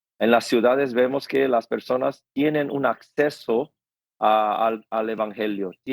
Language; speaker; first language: Spanish; non-native, fluent; Korean